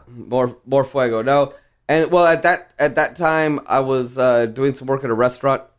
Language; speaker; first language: English; early bilingual, other home language; Spanish